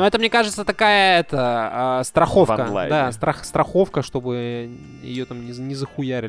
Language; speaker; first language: Russian; native; Russian